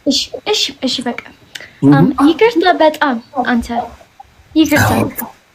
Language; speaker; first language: Amharic; early bilingual, heritage; English